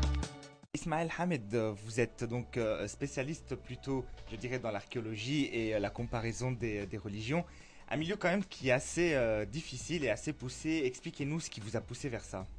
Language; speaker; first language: French; native; French